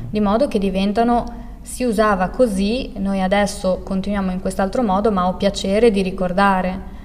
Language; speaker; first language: Italian; early bilingual, other home language; Albanian